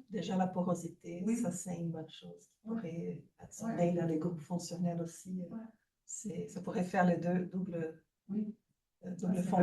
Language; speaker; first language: French; native; French